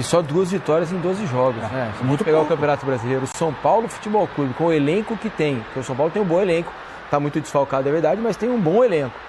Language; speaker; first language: Portuguese; native; Portuguese